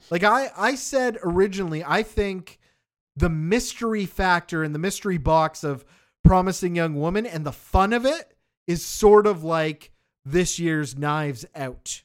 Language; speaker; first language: English; native; English